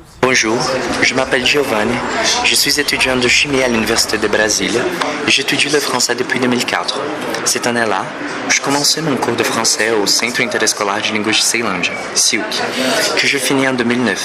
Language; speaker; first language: French; non-native, fluent; Portuguese